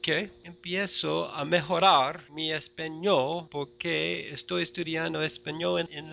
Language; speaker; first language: Spanish; non-native, fluent; English